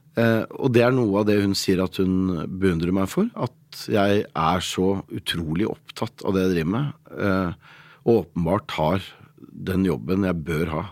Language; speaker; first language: Norwegian; native; Norwegian